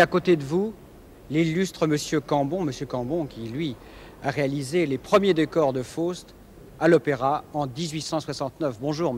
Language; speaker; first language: French; native; French